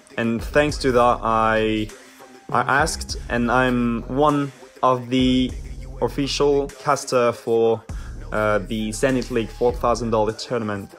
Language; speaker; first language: English; non-native, fluent; French